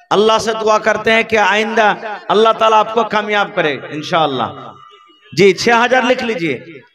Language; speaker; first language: Hindi; non-native, local second language; Bangla